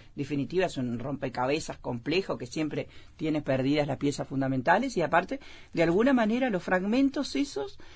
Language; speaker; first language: Spanish; native; Spanish